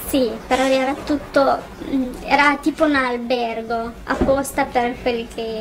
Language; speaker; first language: Italian; non-native, fluent; Romanian